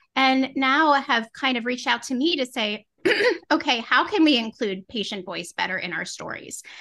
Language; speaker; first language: English; native; English